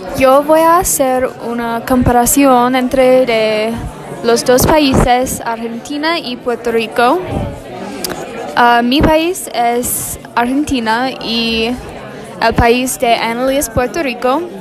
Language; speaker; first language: Spanish; non-native, learner; English